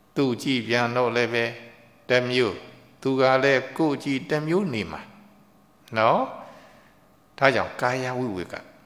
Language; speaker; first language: Burmese; native; Burmese